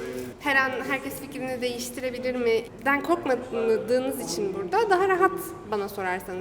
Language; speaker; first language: Turkish; native; Turkish